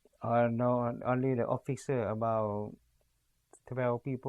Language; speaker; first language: English; non-native, learner; Lao